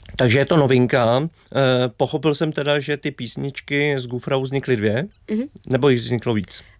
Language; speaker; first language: Czech; native; Czech